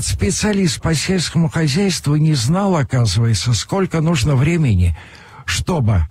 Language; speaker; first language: Russian; native; Russian